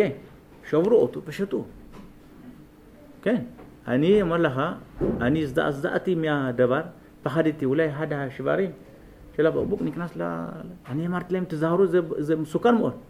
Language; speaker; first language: Hebrew; non-native, fluent; Amharic